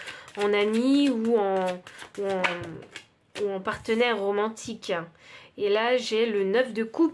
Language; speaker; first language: French; native; French